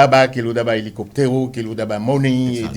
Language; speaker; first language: Spanish; non-native, fluent; Haitian Creole